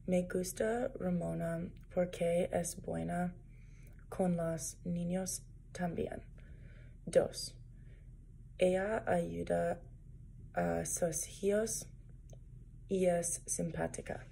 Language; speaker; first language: Spanish; non-native, learner; English